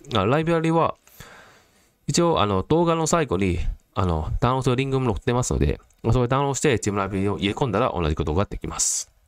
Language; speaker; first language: Japanese; non-native, fluent; Cantonese